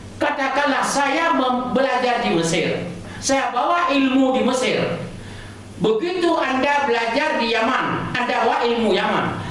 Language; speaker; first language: Indonesian; non-native, local second language; Achinese